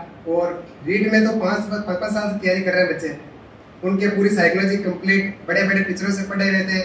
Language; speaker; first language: Hindi; non-native, local second language; Marwari